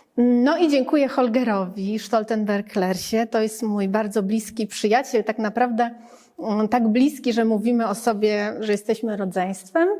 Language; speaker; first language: Polish; native; Polish